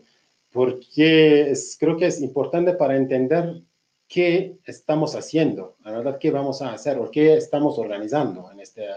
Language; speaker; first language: Spanish; non-native, fluent; Kurdish